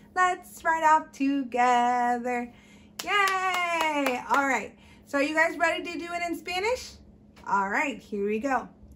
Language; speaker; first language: English; early bilingual, other home language; Spanish